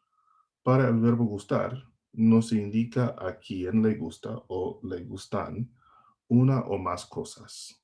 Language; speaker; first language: Spanish; non-native, fluent; English